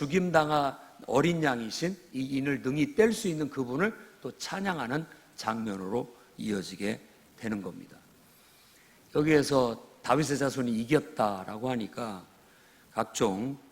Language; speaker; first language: Korean; native; Korean